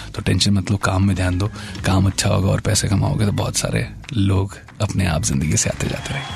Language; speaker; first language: Hindi; native; Hindi